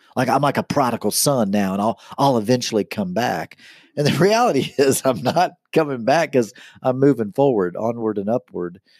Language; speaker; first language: English; native; English